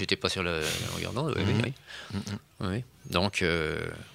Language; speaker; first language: French; native; French